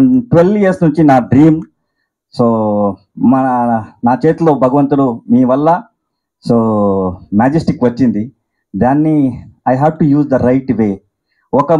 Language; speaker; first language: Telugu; non-native, local second language; Kannada